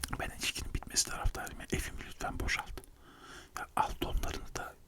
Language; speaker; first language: Turkish; native; Turkish